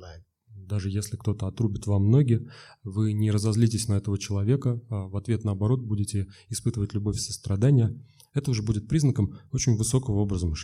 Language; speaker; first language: Russian; native; Russian